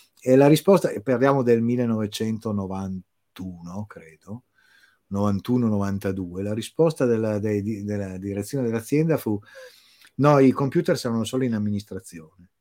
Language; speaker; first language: Italian; native; Italian